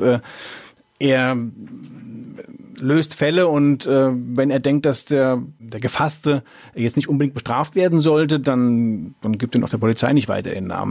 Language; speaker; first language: German; native; German